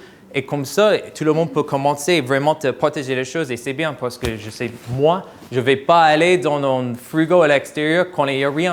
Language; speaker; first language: French; non-native, fluent; English